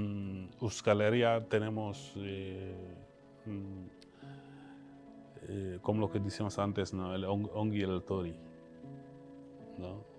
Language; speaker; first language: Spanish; non-native, fluent; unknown